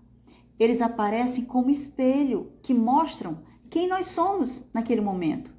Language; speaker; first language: Portuguese; native; Portuguese